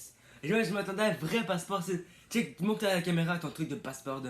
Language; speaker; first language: French; native; French